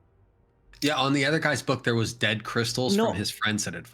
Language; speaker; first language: English; native; English